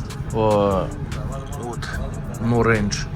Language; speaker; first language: Russian; native; Russian